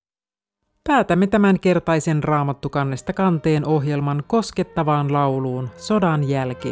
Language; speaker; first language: Finnish; native; Finnish